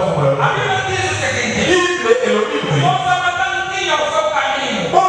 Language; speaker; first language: Portuguese; non-native, fluent; Lingala